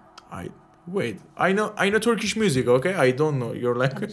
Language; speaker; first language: English; non-native, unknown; Persian